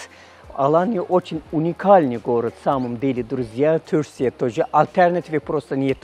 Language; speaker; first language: Russian; non-native, learner; Turkish